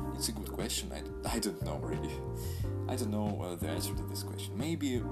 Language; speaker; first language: English; non-native, fluent; Russian